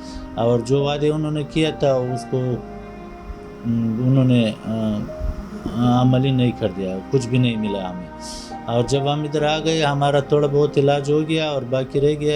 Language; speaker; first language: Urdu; non-native, fluent; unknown